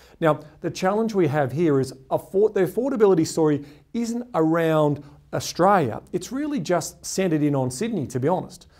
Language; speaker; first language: English; native; English